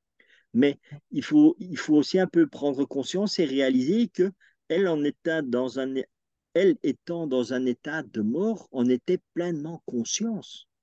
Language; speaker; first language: French; native; French